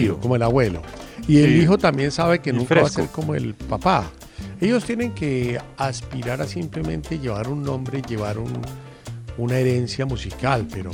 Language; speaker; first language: Spanish; native; Spanish